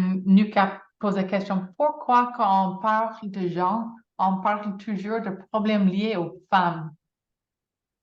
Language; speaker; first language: French; non-native, fluent; English